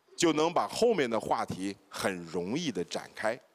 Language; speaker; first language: Chinese; native; Chinese